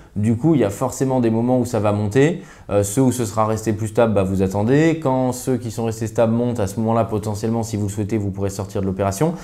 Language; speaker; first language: French; native; French